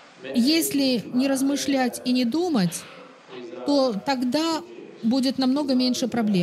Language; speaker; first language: Russian; native; Russian